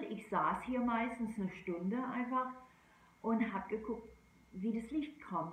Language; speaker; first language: German; non-native, fluent; English